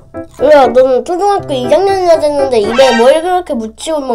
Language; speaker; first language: Korean; native; Korean